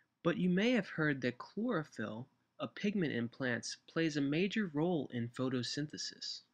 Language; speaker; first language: English; native; English